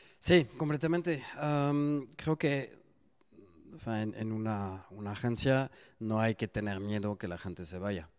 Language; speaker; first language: Spanish; non-native, fluent; French